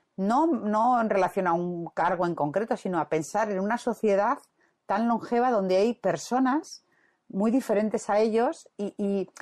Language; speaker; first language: Spanish; native; Spanish